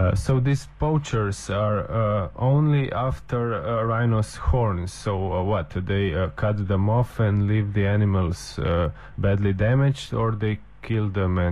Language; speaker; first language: English; non-native, fluent; Slovenian